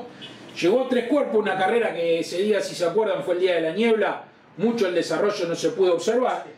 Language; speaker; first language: Spanish; native; Spanish